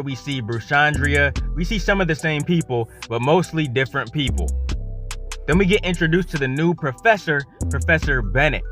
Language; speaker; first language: English; native; English